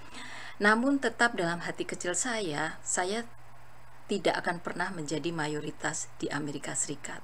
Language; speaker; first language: Indonesian; native; Indonesian